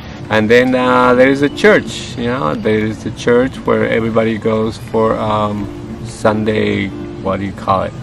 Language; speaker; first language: English; non-native, fluent; Spanish